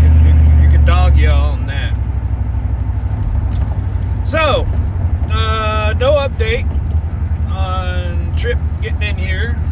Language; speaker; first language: English; native; English